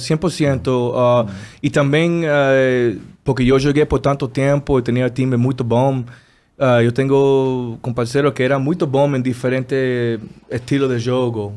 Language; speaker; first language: Portuguese; non-native, learner; Spanish